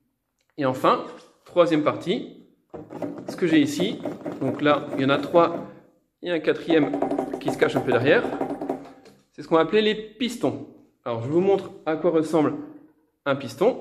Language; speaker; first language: French; native; French